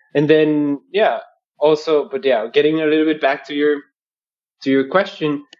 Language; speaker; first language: English; non-native, fluent; Spanish